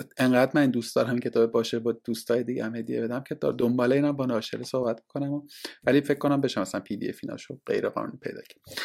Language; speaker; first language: Persian; native; Persian